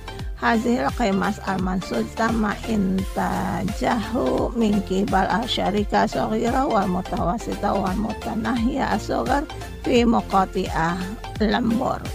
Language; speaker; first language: Arabic; non-native, fluent; Indonesian